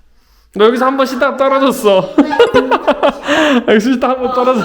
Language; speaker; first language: Korean; native; Korean